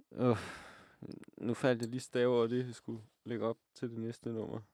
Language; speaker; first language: Danish; native; Danish